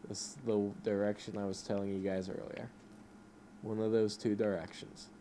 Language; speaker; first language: English; native; English